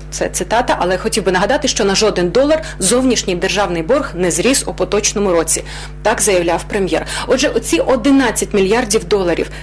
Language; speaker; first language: Ukrainian; native; Ukrainian